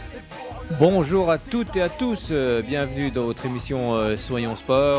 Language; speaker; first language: French; native; French